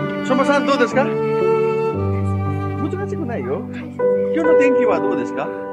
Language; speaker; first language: Japanese; non-native, learner; Nepali